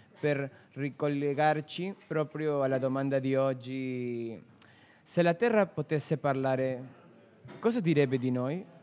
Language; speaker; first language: Italian; non-native, fluent; Spanish